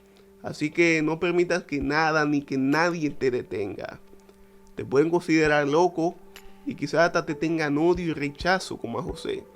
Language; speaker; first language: Spanish; native; Spanish